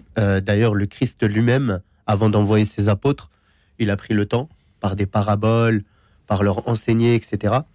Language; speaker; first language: French; early bilingual, other home language; Syriac